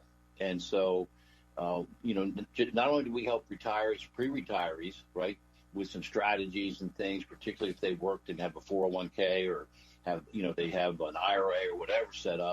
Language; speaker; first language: English; native; English